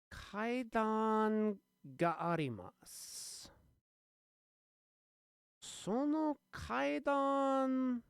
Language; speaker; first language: Japanese; non-native, learner; English